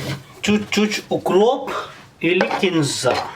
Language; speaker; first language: Russian; non-native, learner; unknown